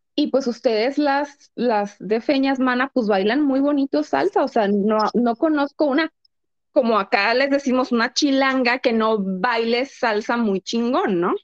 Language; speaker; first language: Spanish; early bilingual, heritage; Spanish